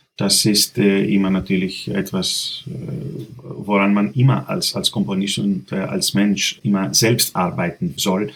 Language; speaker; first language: German; non-native, fluent; Greek